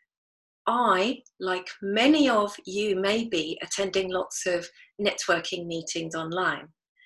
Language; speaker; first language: English; native; English